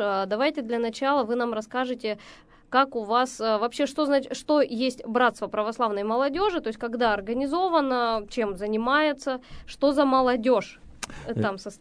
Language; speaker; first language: Russian; native; Russian